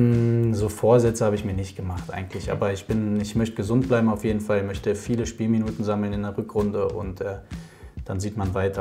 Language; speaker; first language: German; native; German